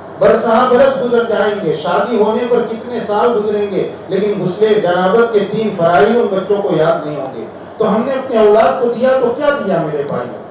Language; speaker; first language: Urdu; non-native, local second language; Gujarati